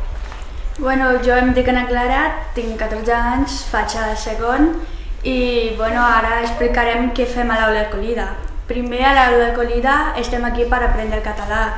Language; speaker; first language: Catalan; non-native, learner; Portuguese